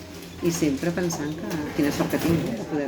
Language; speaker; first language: Catalan; native; Catalan